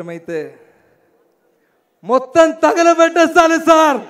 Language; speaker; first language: Telugu; non-native, learner; Malayalam